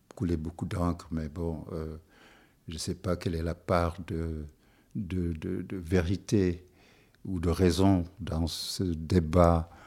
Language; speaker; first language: French; non-native, local second language; Wolof